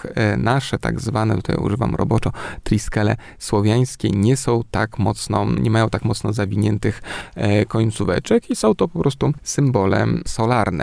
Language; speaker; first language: Polish; native; Polish